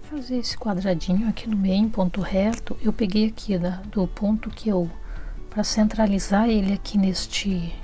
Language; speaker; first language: Portuguese; native; Portuguese